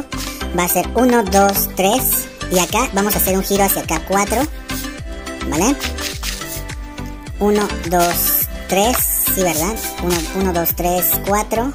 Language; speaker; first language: Spanish; native; Spanish